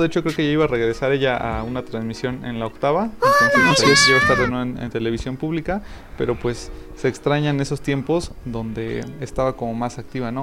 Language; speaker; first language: Spanish; native; Spanish